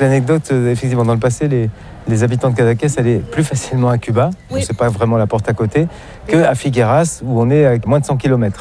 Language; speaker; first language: French; native; French